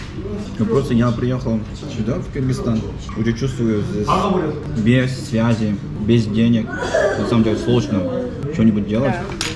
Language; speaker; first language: Russian; non-native, fluent; Korean